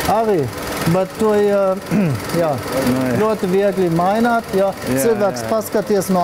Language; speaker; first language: Latvian; non-native, learner; German